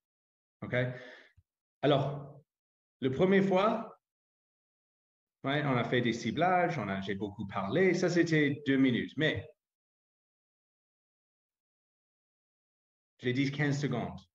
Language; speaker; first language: French; non-native, fluent; English